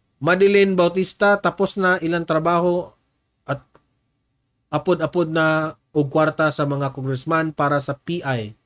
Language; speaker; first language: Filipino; non-native, local second language; Cebuano